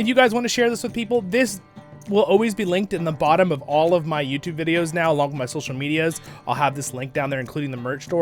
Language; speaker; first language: English; native; English